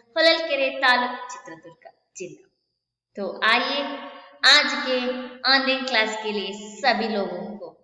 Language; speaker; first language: Hindi; non-native, local second language; Kannada